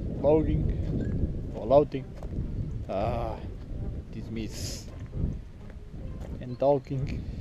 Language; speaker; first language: English; non-native, learner; Portuguese